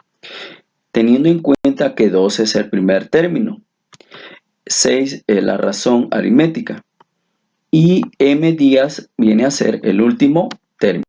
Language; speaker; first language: Spanish; native; Spanish